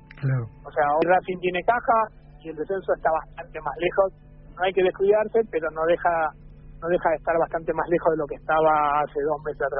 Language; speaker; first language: Spanish; native; Spanish